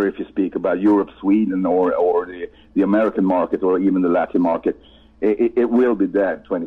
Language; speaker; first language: English; non-native, fluent; Swedish